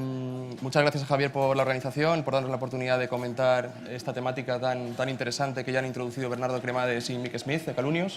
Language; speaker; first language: Spanish; native; Spanish